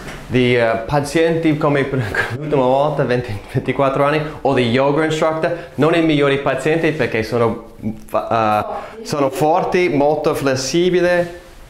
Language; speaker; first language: Italian; non-native, fluent; English